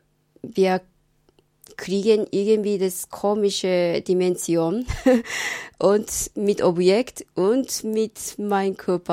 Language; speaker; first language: German; non-native, learner; Japanese